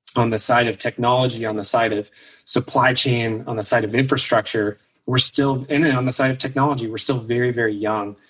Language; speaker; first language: English; native; English